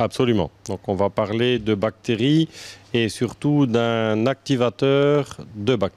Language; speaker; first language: French; native; French